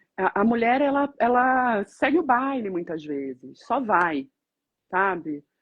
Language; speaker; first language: Portuguese; native; Portuguese